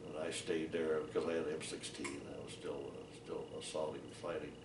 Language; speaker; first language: English; native; English